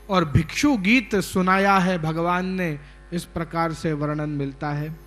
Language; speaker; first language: Hindi; non-native, local second language; Gujarati